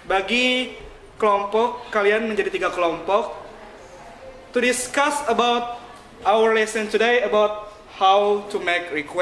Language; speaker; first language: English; non-native, fluent; Indonesian